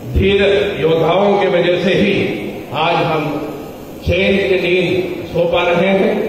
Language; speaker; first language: Hindi; non-native, local second language; Malayalam